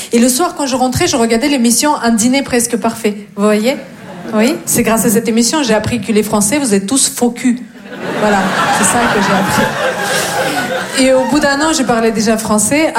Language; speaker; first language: French; non-native, fluent; Russian